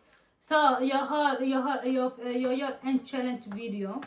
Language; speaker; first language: Swedish; non-native, local second language; Somali